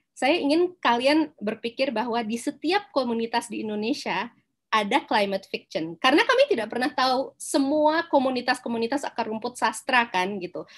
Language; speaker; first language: Indonesian; non-native, local second language; Minangkabau